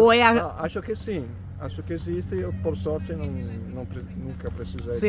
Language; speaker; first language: Portuguese; non-native, fluent; Italian